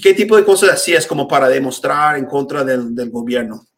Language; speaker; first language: Spanish; non-native, fluent; English